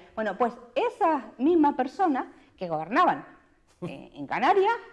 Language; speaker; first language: Spanish; native; Spanish